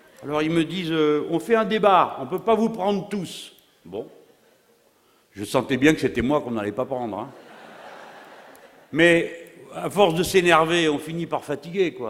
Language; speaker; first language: French; native; French